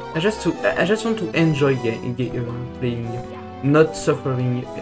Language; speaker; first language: English; non-native, fluent; French